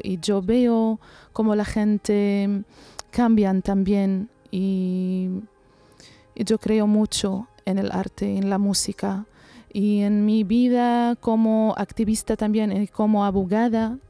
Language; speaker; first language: Spanish; non-native, learner; Arabic